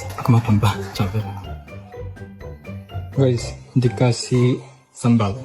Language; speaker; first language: Indonesian; non-native, fluent; Japanese